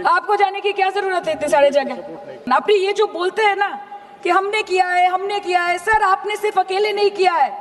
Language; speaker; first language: Hindi; non-native, local second language; Bangla